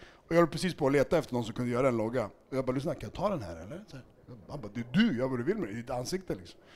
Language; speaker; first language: Swedish; early bilingual, other home language; Serbian